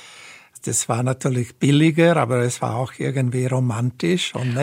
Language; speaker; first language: German; native; German